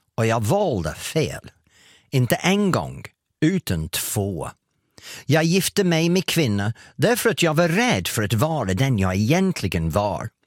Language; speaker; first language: Swedish; non-native, fluent; English